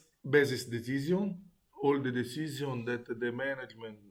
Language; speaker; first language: English; non-native, learner; Italian